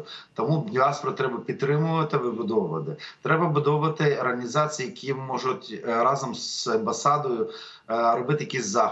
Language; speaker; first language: Ukrainian; native; Ukrainian